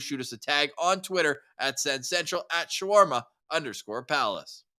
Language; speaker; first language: English; native; English